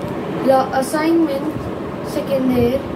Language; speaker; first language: French; non-native, learner; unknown